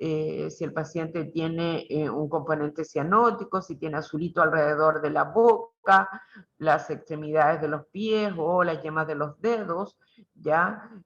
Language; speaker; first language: Spanish; native; Spanish